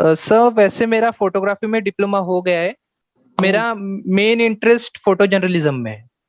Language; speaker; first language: Hindi; non-native, local second language; Marathi